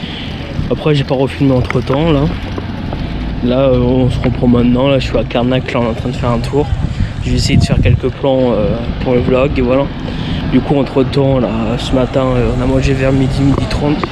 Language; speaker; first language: French; native; French